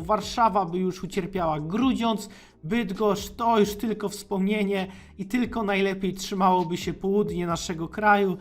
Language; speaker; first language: Polish; native; Polish